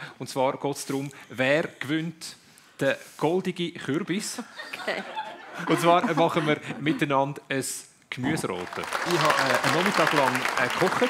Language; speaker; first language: German; native; German